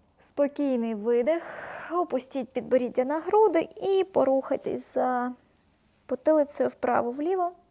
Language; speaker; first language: Ukrainian; non-native, local second language; Russian